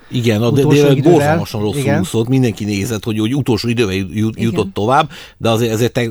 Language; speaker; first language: Hungarian; native; Hungarian